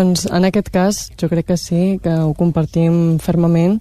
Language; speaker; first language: Catalan; early bilingual, other home language; Chinese